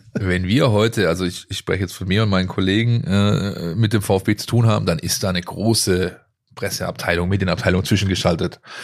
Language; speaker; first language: German; native; German